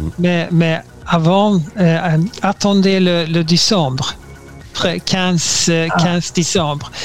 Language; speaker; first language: French; non-native, learner; Swedish